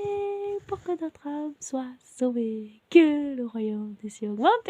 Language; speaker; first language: French; native; French